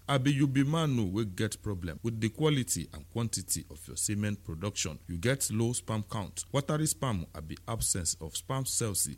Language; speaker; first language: Nigerian Pidgin; non-native, local second language; Yoruba